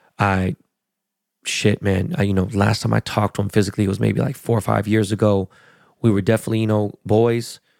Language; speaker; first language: English; native; English